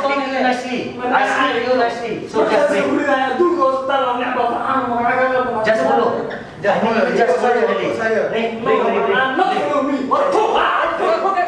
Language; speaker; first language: English; non-native, learner; Malay